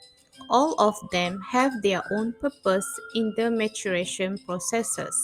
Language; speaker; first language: English; non-native, fluent; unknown